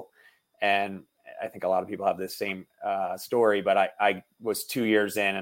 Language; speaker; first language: English; native; English